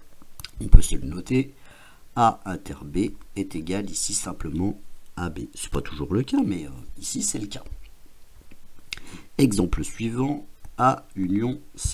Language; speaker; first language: French; native; French